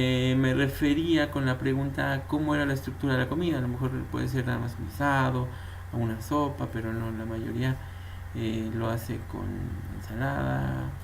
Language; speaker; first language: Spanish; native; Spanish